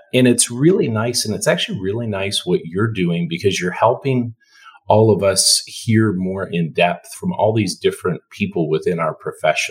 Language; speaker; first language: English; native; English